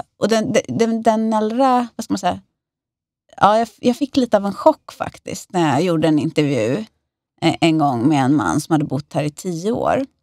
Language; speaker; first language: Swedish; native; Swedish